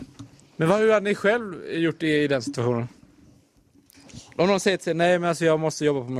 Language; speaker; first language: Swedish; native; Swedish